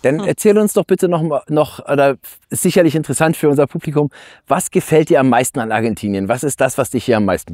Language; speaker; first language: German; native; German